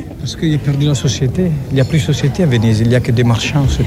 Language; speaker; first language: French; non-native, fluent; Italian